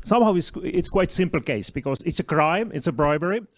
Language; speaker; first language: English; non-native, fluent; Estonian